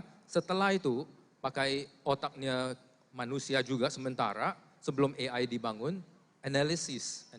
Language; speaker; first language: Indonesian; non-native, fluent; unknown